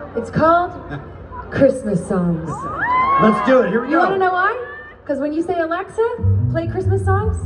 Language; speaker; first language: English; native; English